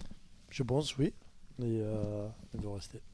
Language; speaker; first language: French; non-native, learner; Arabic